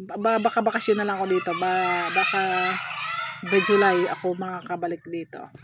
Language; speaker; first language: Filipino; non-native, local second language; Hiligaynon